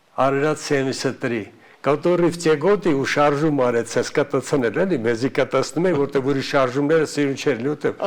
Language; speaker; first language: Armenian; non-native, local second language; Ukrainian